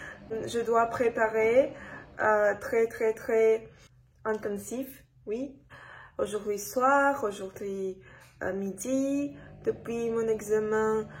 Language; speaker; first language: French; non-native, learner; Russian